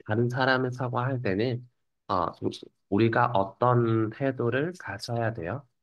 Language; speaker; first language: Korean; non-native, fluent; Vietnamese